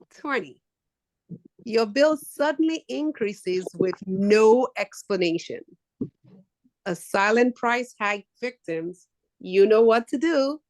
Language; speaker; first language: English; native; English